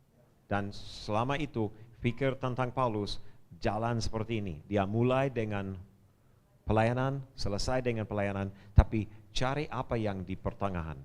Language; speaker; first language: Indonesian; non-native, fluent; English